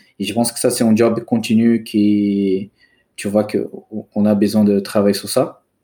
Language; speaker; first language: French; non-native, fluent; Portuguese